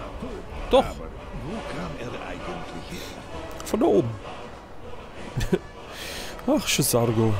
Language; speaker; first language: German; native; German